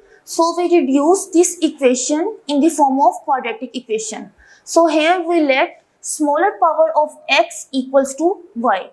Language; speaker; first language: English; non-native, local second language; Urdu